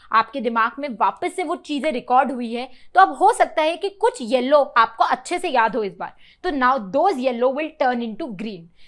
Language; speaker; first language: Hindi; native; Hindi